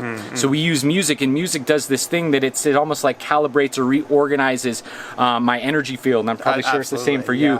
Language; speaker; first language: English; native; English